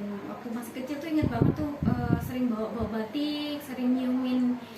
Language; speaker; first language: Indonesian; native; Indonesian